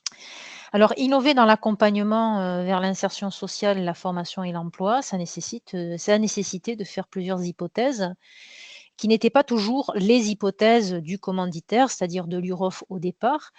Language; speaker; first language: French; native; French